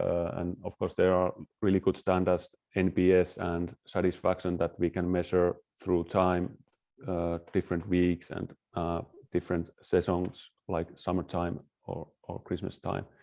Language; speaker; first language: English; non-native, fluent; Finnish